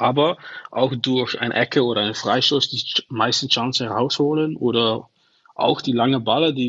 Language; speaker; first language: German; non-native, learner; Dutch